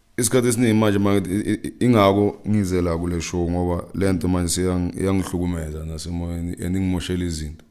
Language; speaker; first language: Zulu; non-native, local second language; Northern Sotho